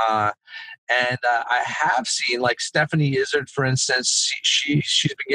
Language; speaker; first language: English; native; English